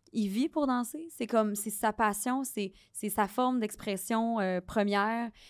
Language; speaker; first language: French; native; French